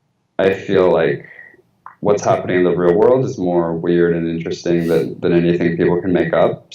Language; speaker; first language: English; early bilingual, other home language; Spanish